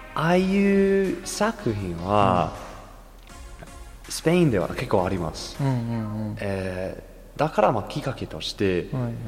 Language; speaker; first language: Japanese; non-native, fluent; English